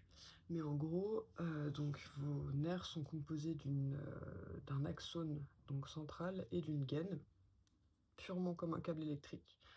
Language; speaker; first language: French; native; French